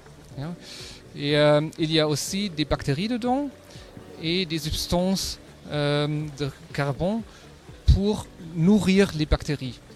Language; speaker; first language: French; non-native, fluent; German